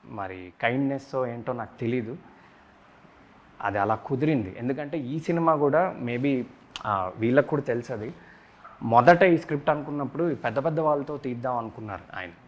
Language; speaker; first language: Telugu; native; Telugu